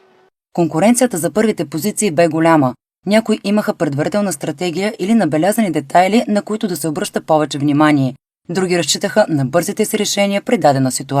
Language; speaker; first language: Bulgarian; native; Bulgarian